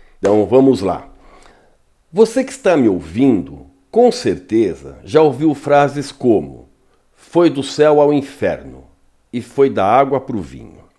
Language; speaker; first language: Portuguese; native; Portuguese